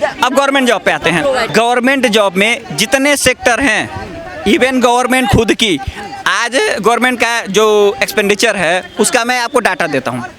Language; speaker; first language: Hindi; non-native, local second language; Bhojpuri